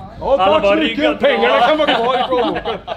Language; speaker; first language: Swedish; native; Swedish